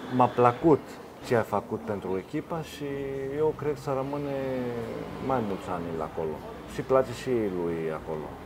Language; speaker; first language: Romanian; non-native, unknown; Greek